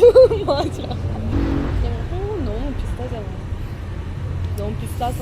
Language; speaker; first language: Korean; non-native, learner; Persian